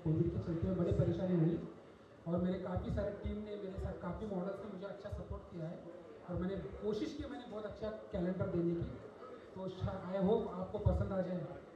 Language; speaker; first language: Hindi; native; Hindi